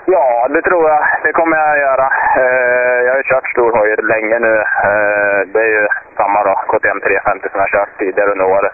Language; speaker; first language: Swedish; native; Swedish